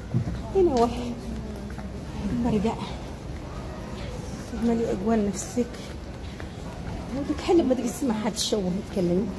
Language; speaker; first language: Arabic; native; Arabic